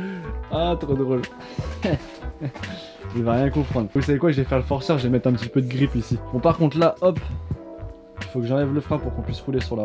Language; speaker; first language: French; native; French